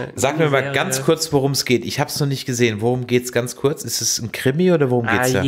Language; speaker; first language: German; native; German